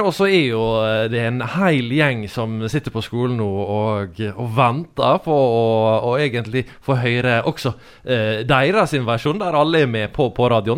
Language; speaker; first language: Norwegian; native; Norwegian